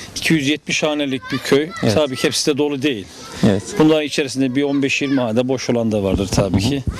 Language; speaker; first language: Turkish; native; Turkish